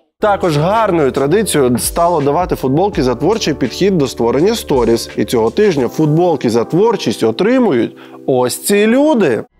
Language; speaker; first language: Ukrainian; non-native, local second language; Russian